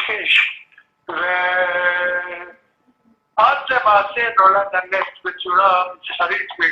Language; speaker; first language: Hebrew; early bilingual, other home language; Arabic